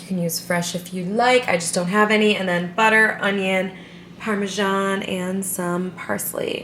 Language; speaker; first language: English; native; English